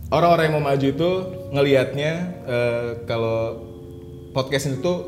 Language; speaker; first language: Indonesian; native; Indonesian